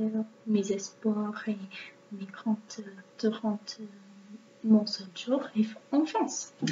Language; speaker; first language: French; non-native, learner; English